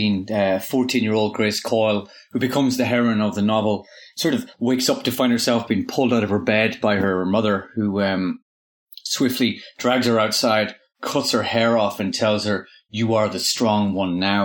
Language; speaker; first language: English; native; English